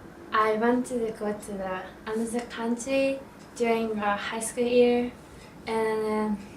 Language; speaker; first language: English; non-native, learner; Japanese